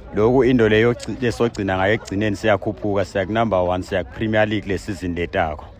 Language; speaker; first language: Zulu; non-native, local second language; Swati